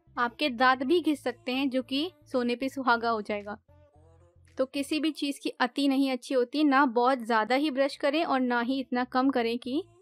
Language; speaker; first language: Hindi; native; Hindi